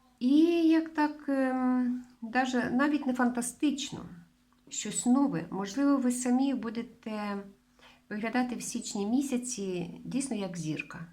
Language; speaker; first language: Ukrainian; non-native, local second language; Russian